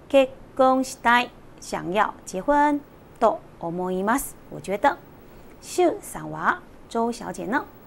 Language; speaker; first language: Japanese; non-native, fluent; Chinese